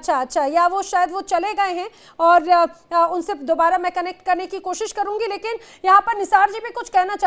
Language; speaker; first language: Hindi; native; Hindi